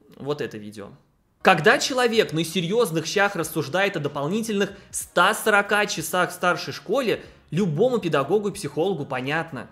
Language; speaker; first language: Russian; native; Russian